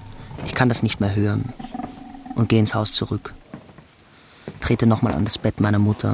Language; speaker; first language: German; native; German